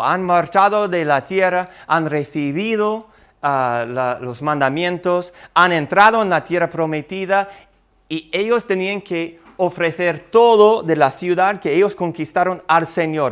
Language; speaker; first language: Spanish; non-native, fluent; English